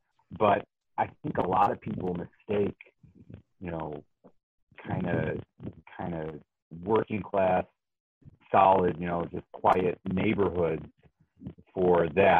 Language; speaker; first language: English; native; English